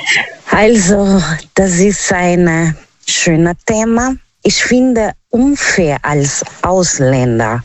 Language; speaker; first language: German; non-native, learner; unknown